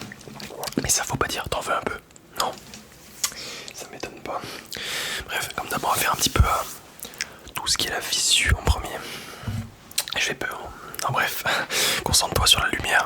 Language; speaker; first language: French; native; French